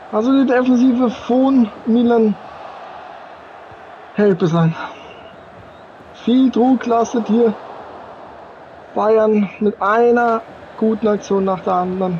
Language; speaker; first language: German; native; German